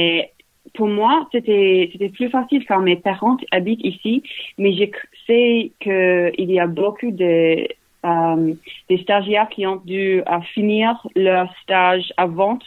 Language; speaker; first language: French; non-native, learner; English